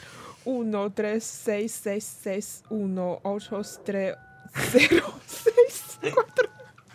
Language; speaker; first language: Spanish; non-native, learner; Chinese